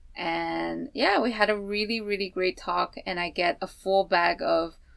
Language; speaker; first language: English; non-native, fluent; Chinese